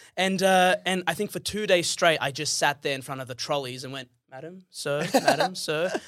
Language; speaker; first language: English; early bilingual, other home language; Arabic